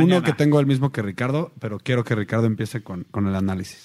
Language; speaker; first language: Spanish; native; Spanish